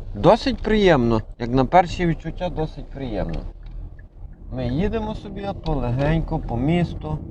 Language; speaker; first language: Ukrainian; native; Ukrainian